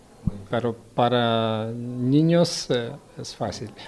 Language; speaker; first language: Spanish; non-native, learner; Ukrainian